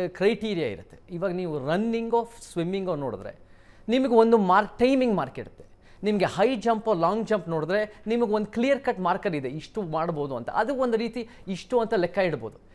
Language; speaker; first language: Kannada; early bilingual, heritage; Kannada